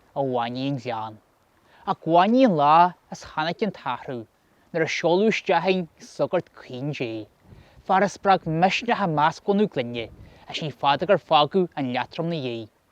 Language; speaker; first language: Irish; native; Irish